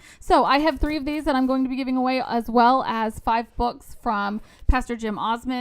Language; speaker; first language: English; native; English